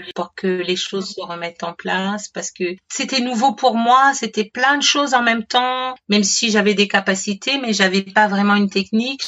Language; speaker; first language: French; native; French